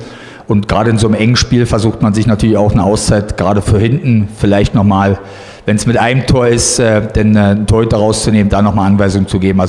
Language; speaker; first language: German; native; German